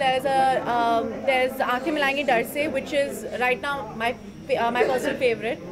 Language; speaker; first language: English; non-native, local second language; Hindi